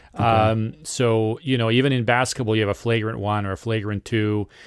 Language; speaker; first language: English; non-native, fluent; Serbian